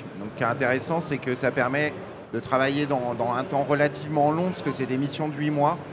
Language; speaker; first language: French; native; French